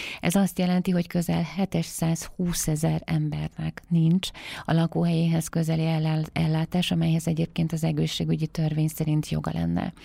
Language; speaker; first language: Hungarian; native; Hungarian